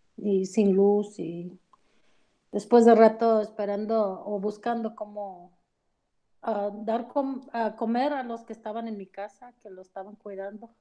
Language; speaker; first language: Spanish; early bilingual, heritage; Spanish